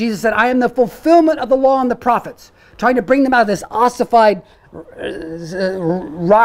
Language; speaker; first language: English; native; English